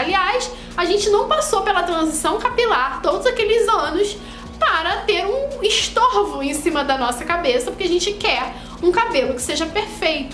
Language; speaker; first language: Portuguese; native; Portuguese